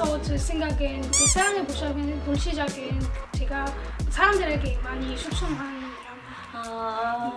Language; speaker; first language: Korean; non-native, learner; Arabic